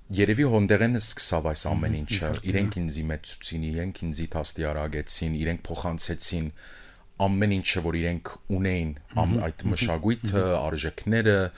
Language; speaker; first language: Armenian; early bilingual, heritage; Armenian